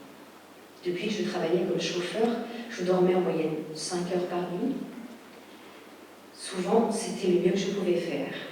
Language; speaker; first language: French; native; French